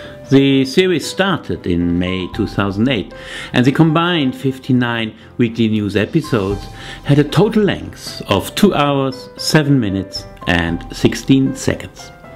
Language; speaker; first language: English; non-native, fluent; German